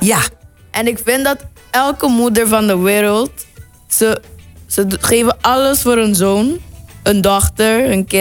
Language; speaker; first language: Dutch; non-native, local second language; Papiamento